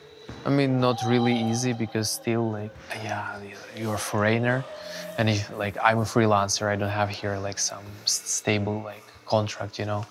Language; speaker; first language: English; non-native, fluent; Ukrainian